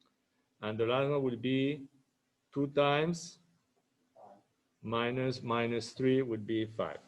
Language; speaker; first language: English; non-native, fluent; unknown